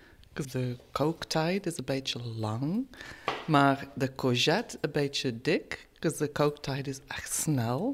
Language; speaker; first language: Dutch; non-native, learner; English